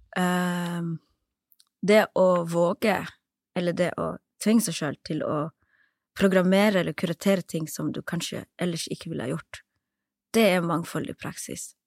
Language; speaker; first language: Norwegian; early bilingual, other home language; Somali